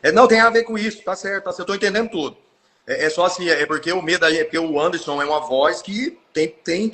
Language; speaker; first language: Portuguese; native; Portuguese